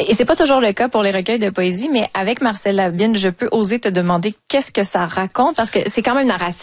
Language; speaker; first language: French; native; French